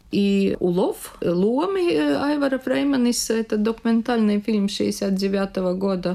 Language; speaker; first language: Russian; non-native, local second language; Latvian